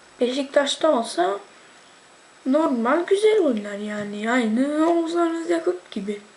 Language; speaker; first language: Turkish; early bilingual, heritage; Turkish